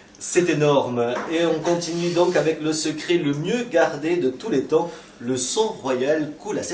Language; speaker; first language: French; native; French